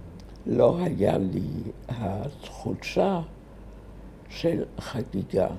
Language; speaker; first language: Hebrew; early bilingual, other home language; German